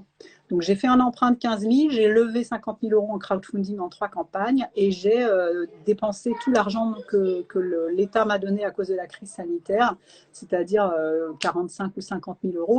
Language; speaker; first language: French; native; French